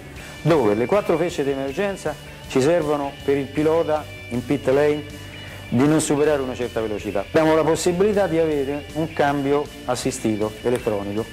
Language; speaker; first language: Italian; native; Italian